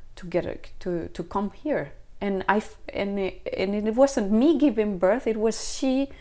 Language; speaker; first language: English; non-native, fluent; Spanish